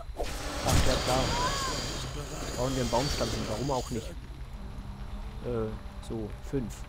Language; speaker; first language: German; native; German